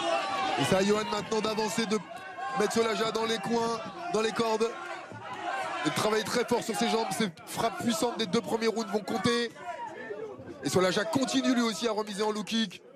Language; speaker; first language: French; native; French